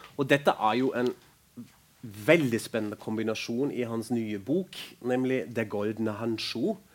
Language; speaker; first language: Norwegian; non-native, fluent; German